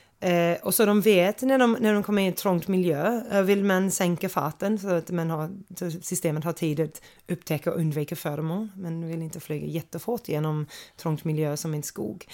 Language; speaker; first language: Swedish; non-native, fluent; English